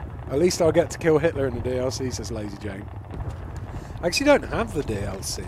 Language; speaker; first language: English; native; English